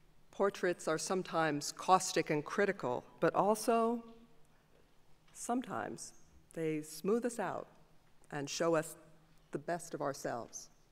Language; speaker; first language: English; native; English